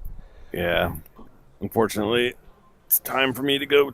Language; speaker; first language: English; native; English